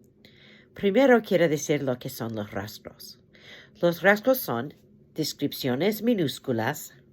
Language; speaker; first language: Spanish; non-native, fluent; English